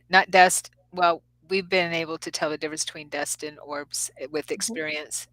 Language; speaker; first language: English; native; English